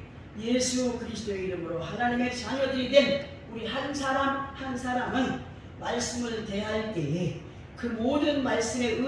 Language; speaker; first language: Korean; native; Korean